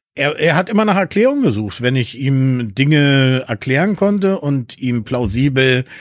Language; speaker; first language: German; early bilingual, other home language; Spanish